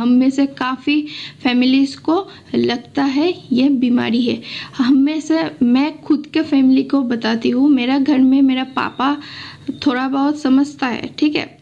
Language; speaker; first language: Hindi; non-native, local second language; Assamese